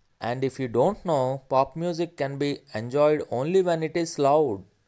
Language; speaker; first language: English; non-native, local second language; Telugu